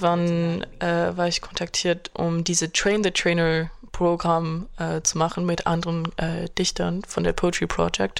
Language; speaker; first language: German; non-native, fluent; French